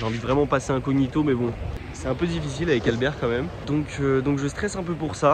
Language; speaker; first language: French; native; French